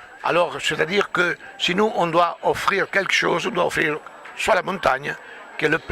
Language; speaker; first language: French; non-native, fluent; Italian